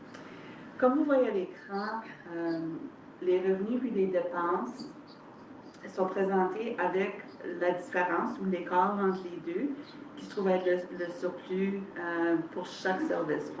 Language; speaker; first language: French; native; French